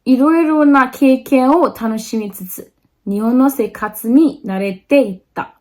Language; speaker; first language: Japanese; non-native, learner; English